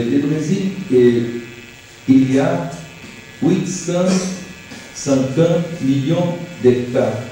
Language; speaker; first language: French; non-native, learner; Portuguese